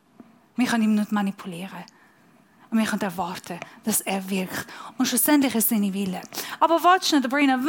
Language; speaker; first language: German; non-native, fluent; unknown